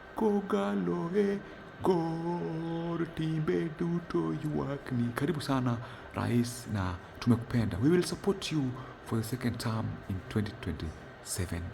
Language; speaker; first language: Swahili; non-native, local second language; Luo (Kenya and Tanzania)